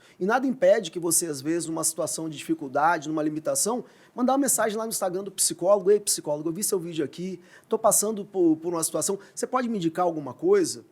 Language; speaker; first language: Portuguese; native; Portuguese